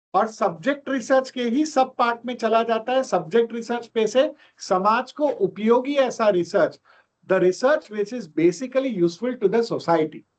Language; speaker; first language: Hindi; non-native, local second language; Gujarati